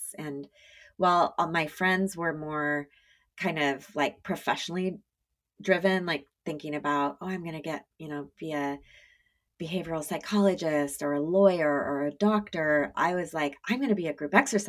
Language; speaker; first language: English; native; English